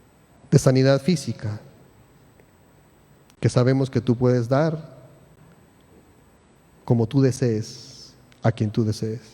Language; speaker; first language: Spanish; native; Spanish